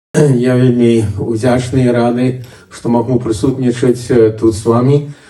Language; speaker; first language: Belarusian; early bilingual, heritage; Belarusian